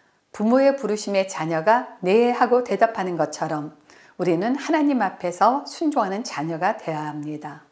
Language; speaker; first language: Korean; native; Korean